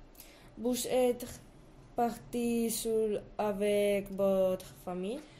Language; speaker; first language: French; non-native, learner; Spanish